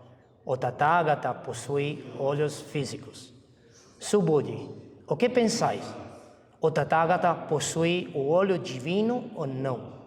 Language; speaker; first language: Portuguese; non-native, fluent; Chinese